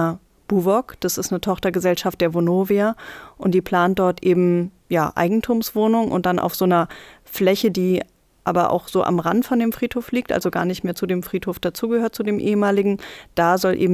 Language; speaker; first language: German; native; German